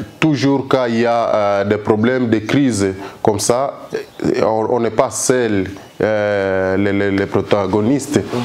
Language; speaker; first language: French; non-native, local second language; Swahili